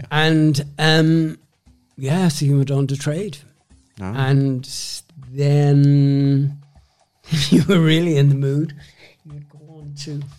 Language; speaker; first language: English; native; English